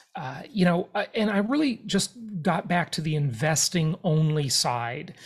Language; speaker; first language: English; native; English